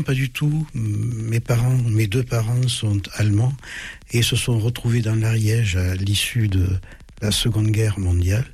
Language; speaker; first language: French; early bilingual, other home language; German